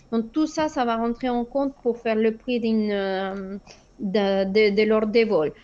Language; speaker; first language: French; non-native, fluent; Spanish